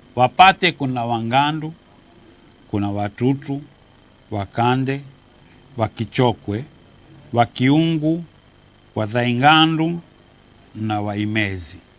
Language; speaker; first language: Swahili; native; Swahili